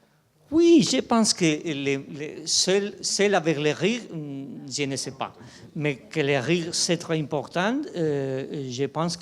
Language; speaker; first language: French; non-native, fluent; Spanish